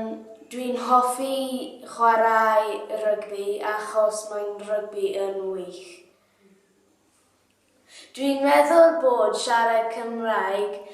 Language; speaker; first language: Welsh; non-native, learner; English